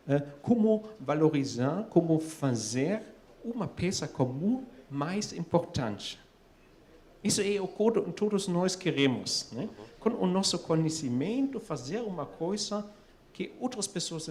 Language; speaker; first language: Portuguese; non-native, fluent; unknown